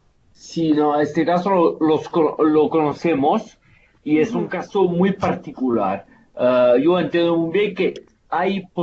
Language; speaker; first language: Spanish; non-native, fluent; Italian